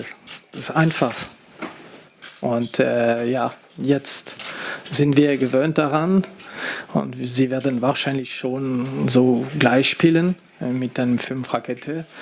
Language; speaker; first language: German; non-native, fluent; French